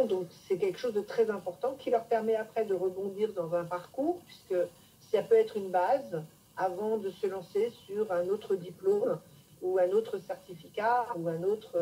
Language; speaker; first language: French; native; French